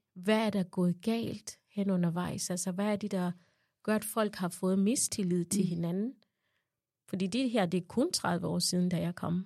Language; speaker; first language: Danish; non-native, fluent; Ganda